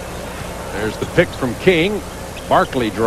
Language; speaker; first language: English; native; English